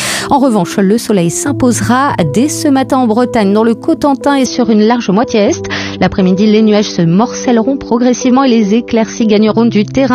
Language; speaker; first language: French; native; French